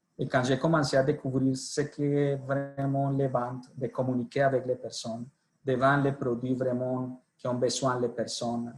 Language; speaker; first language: French; non-native, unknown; Spanish